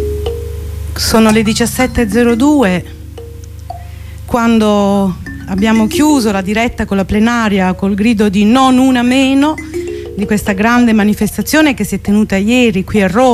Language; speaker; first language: Italian; native; Italian